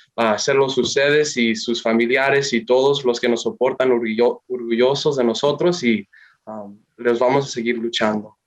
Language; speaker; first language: Spanish; early bilingual, other home language; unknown